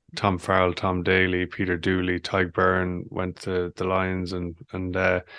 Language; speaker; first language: English; native; English